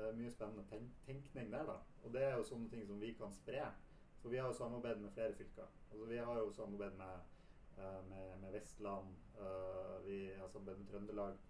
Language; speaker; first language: Norwegian; native; Norwegian